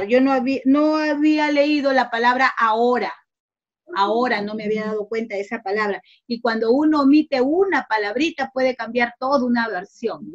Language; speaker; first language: Spanish; native; Spanish